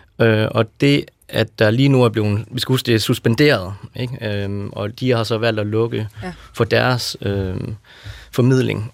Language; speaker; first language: Danish; native; Danish